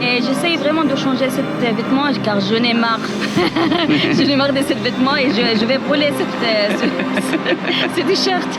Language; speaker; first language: French; non-native, learner; Arabic